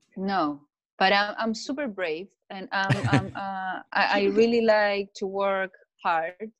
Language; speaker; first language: English; non-native, learner; Spanish